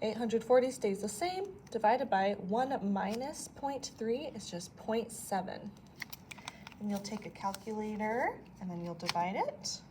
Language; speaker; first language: English; native; English